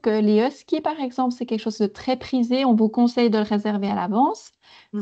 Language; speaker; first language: French; native; French